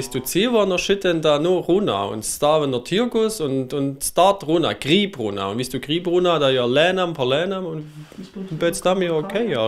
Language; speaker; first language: Latvian; non-native, learner; German